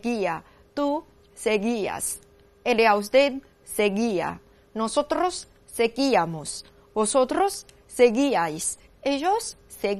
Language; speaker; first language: Spanish; non-native, learner; Chinese